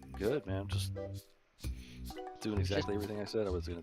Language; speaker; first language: English; native; English